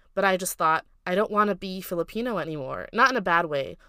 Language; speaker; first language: English; early bilingual, other home language; Filipino